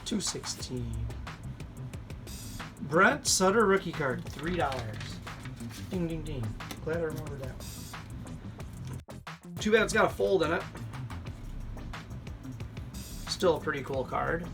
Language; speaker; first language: English; native; English